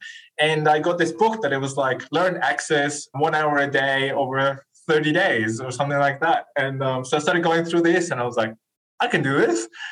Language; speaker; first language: English; non-native, fluent; Spanish